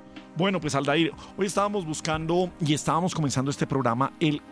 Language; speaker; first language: Spanish; native; Spanish